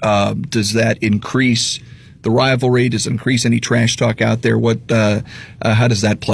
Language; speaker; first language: English; native; English